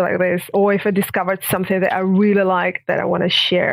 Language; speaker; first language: English; non-native, fluent; Russian